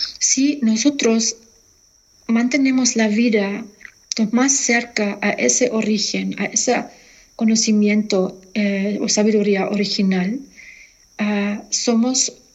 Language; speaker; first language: Spanish; non-native, fluent; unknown